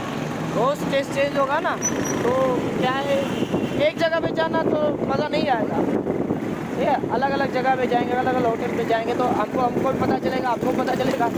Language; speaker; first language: Hindi; non-native, local second language; Sindhi